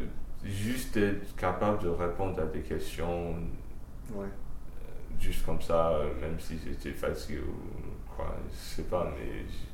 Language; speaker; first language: French; early bilingual, heritage; French